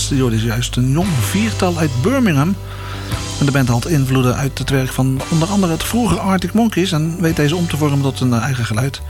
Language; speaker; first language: Dutch; native; Dutch